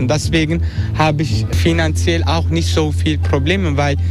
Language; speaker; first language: German; non-native, learner; Turkish